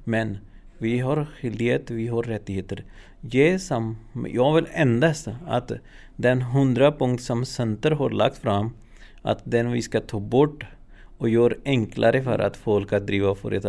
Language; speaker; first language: Swedish; non-native, learner; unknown